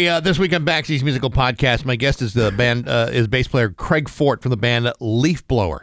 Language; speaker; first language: English; native; English